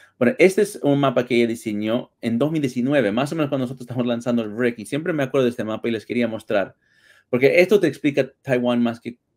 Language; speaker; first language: Spanish; early bilingual, heritage; Spanish